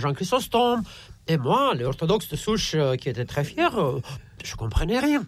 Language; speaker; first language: French; non-native, fluent; Romanian